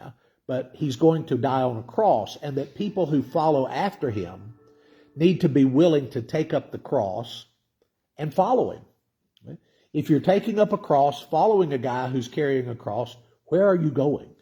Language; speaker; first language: English; native; English